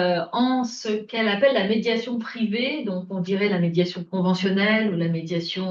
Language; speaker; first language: French; native; French